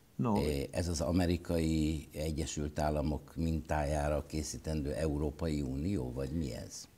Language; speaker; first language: Hungarian; native; Hungarian